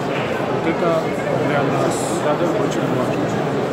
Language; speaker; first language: Russian; non-native, fluent; Georgian